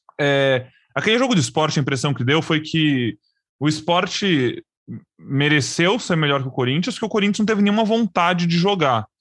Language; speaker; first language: Portuguese; native; Portuguese